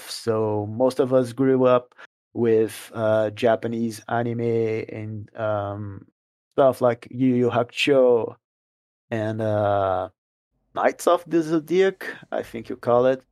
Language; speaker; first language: English; non-native, fluent; Portuguese